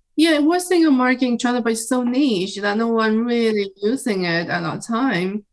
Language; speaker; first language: English; non-native, fluent; Chinese